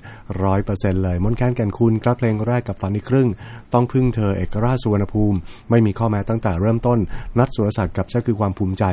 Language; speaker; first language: Thai; native; Thai